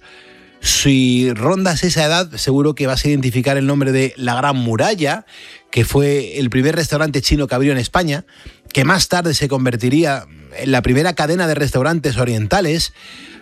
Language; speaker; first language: Spanish; native; Spanish